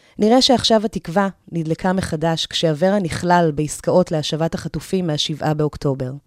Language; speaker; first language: Hebrew; early bilingual, other home language; Amharic